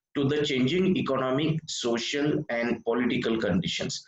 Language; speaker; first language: English; non-native, local second language; Marathi